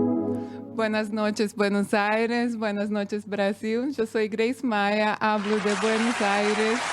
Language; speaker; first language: Spanish; non-native, fluent; Portuguese